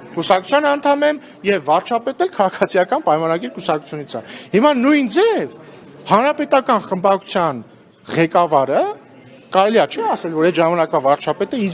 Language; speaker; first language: Armenian; native; Armenian